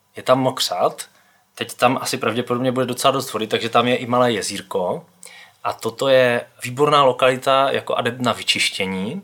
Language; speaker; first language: Czech; native; Czech